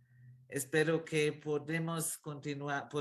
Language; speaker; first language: Spanish; non-native, fluent; German